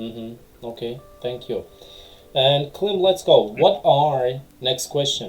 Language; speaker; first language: English; non-native, fluent; Tajik